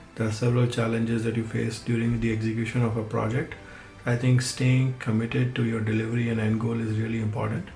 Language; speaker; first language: English; non-native, local second language; Hindi